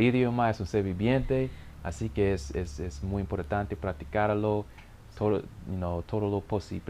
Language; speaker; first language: Spanish; non-native, learner; English